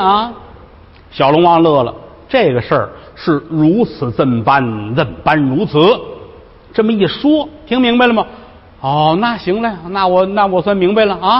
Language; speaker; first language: Chinese; native; Chinese